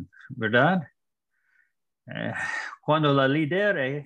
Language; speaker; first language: Spanish; non-native, learner; English